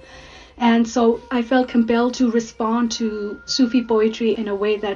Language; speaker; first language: English; non-native, local second language; Urdu